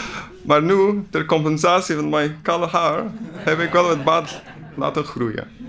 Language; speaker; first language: Dutch; non-native, learner; Persian